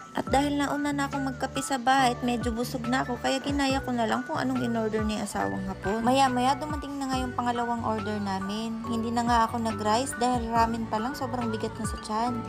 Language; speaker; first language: Filipino; native; Filipino